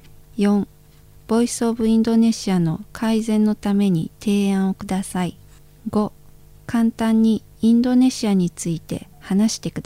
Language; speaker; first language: Japanese; non-native, fluent; Indonesian